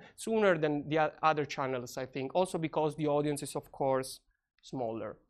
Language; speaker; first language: English; non-native, fluent; Italian